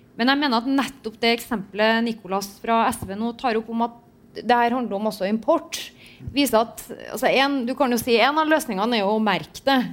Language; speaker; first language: Norwegian; native; Norwegian